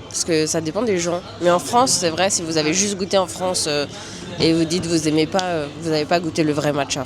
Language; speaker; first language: French; native; French